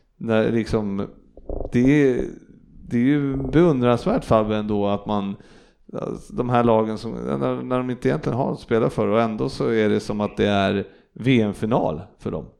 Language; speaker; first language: Swedish; native; Swedish